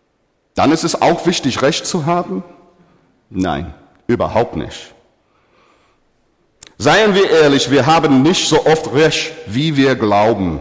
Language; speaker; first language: German; non-native, fluent; English